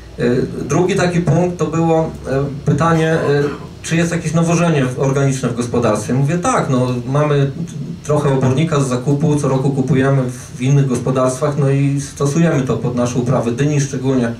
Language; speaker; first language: Polish; native; Polish